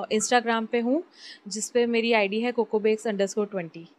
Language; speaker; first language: Hindi; native; Hindi